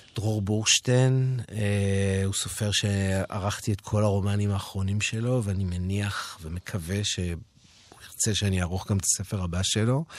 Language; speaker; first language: Hebrew; native; Hebrew